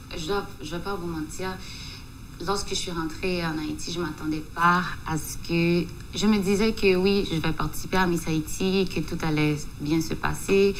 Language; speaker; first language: French; non-native, local second language; Haitian Creole